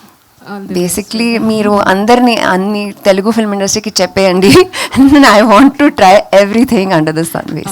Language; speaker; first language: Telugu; non-native, local second language; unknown